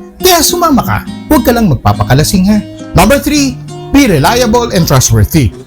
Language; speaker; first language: English; non-native, local second language; Filipino